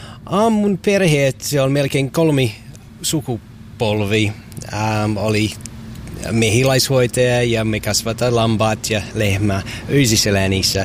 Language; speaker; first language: Finnish; non-native, learner; English